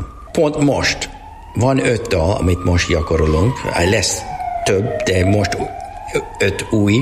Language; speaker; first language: Hungarian; non-native, learner; English